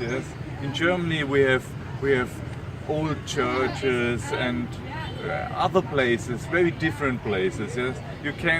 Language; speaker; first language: English; non-native, learner; German